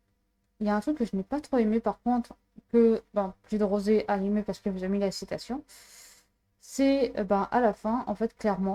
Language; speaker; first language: French; native; French